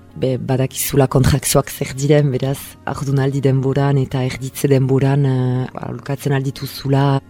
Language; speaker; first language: Basque; native; Basque